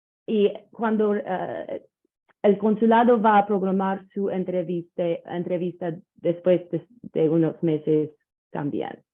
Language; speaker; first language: Spanish; non-native, learner; English